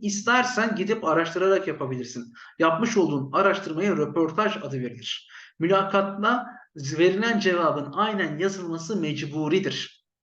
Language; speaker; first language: Turkish; native; Turkish